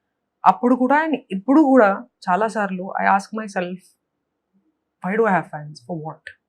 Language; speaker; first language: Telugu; non-native, fluent; Hindi